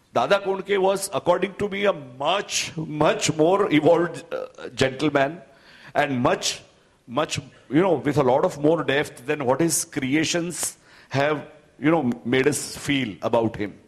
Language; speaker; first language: Hindi; non-native, local second language; Gujarati